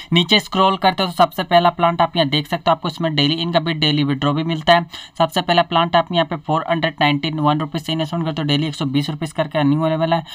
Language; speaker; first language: Hindi; native; Hindi